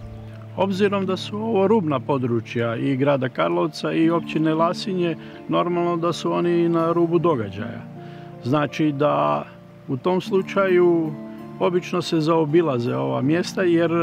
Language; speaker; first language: Croatian; native; Croatian